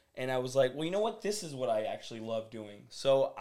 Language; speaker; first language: English; early bilingual, other home language; French